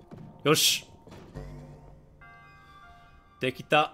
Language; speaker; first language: Japanese; non-native, learner; English